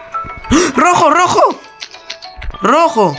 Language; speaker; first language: Spanish; native; Spanish